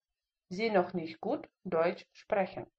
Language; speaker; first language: German; non-native, fluent; Russian